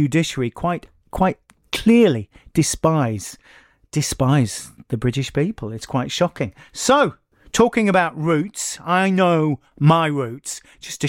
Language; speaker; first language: English; native; English